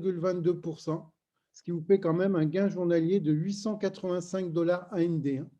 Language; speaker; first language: French; native; French